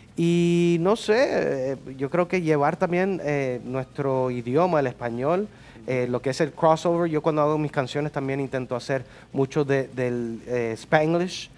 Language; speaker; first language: Spanish; early bilingual, heritage; Spanish